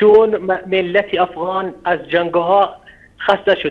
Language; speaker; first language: Persian; non-native, learner; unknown